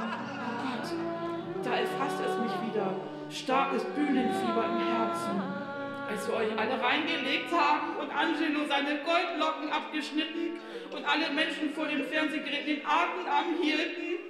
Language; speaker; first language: German; native; German